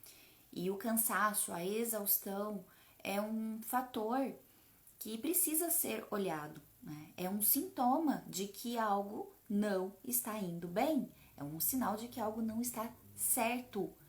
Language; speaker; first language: Portuguese; native; Portuguese